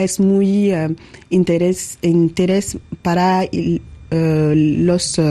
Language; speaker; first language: Spanish; non-native, learner; French